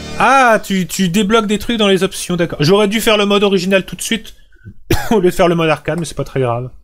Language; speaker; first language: French; native; French